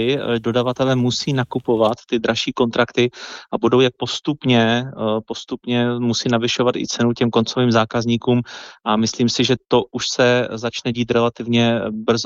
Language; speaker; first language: Czech; native; Czech